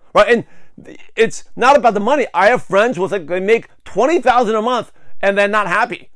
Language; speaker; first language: English; native; English